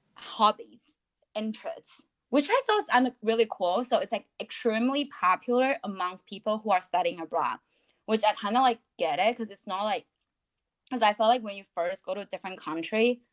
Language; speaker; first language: English; non-native, fluent; Chinese